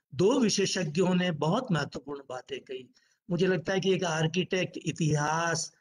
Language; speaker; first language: Hindi; native; Hindi